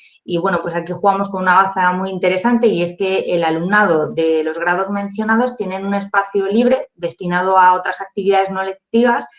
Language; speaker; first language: Spanish; native; Spanish